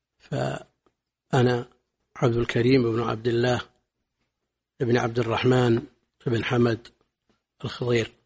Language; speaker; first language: Arabic; native; Arabic